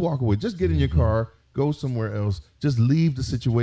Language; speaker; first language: English; native; English